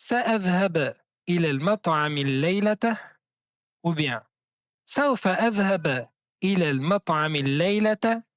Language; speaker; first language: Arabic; non-native, fluent; French